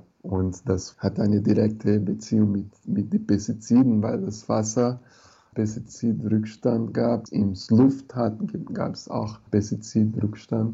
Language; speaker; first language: German; non-native, fluent; Portuguese